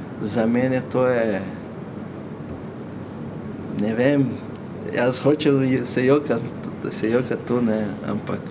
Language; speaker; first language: Slovenian; non-native, fluent; Portuguese